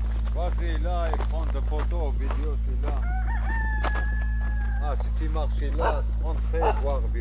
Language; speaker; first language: French; non-native, learner; Arabic